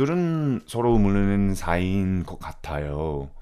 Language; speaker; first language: Korean; non-native, fluent; English